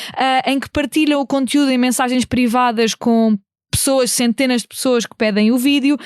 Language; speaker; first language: Portuguese; native; Portuguese